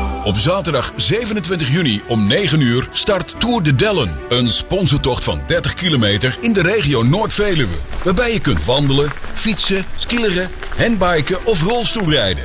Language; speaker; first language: Dutch; native; Dutch